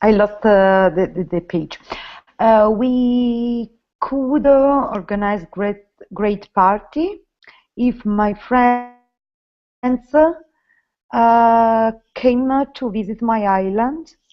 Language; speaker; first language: English; non-native, learner; Italian